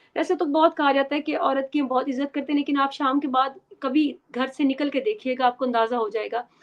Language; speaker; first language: Urdu; native; Urdu